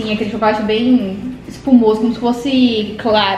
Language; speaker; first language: Portuguese; native; Portuguese